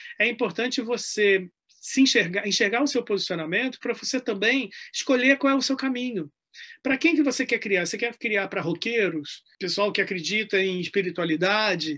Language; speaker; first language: Portuguese; native; Portuguese